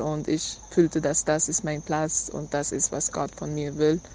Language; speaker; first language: German; non-native, learner; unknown